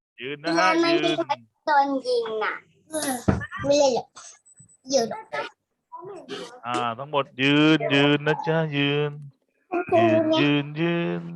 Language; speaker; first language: Thai; native; Thai